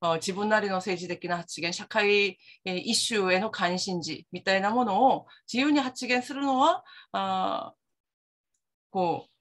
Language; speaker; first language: Japanese; non-native, fluent; Korean